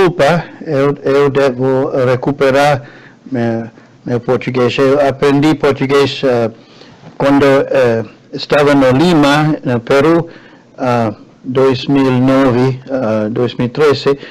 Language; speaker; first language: Portuguese; non-native, learner; Spanish